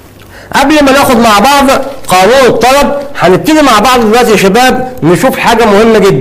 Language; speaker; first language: Arabic; native; Arabic